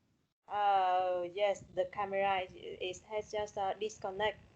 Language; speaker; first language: English; non-native, learner; Vietnamese